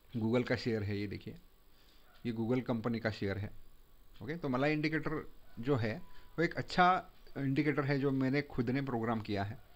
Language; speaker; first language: Hindi; non-native, local second language; Marathi